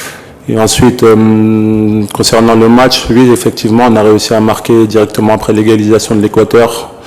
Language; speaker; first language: French; native; French